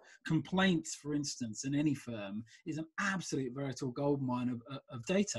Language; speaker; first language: English; native; English